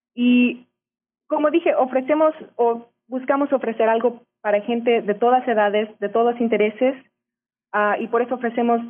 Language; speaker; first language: Spanish; early bilingual, heritage; Spanish